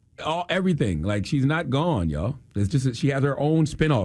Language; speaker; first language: English; native; English